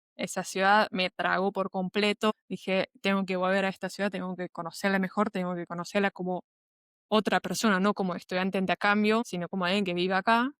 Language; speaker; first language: Spanish; non-native, fluent; German